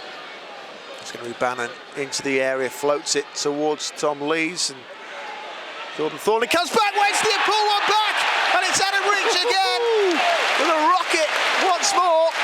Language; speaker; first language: English; native; English